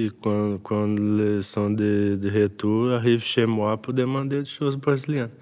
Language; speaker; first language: French; non-native, learner; Portuguese